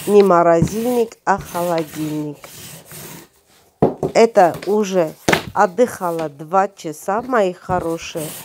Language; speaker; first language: Russian; non-native, fluent; Armenian